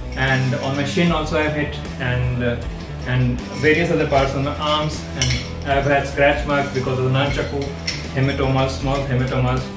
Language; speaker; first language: English; non-native, local second language; Hindi